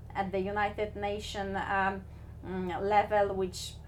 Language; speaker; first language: English; non-native, fluent; Polish